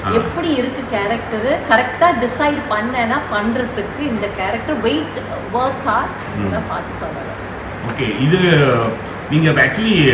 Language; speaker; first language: Tamil; non-native, local second language; Telugu